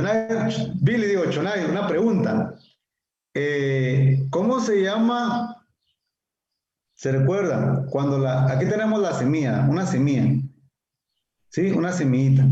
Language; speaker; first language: Spanish; native; Spanish